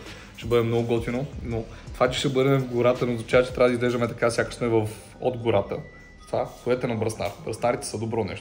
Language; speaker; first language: Bulgarian; native; Bulgarian